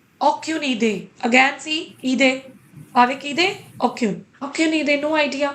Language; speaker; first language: French; non-native, fluent; Hindi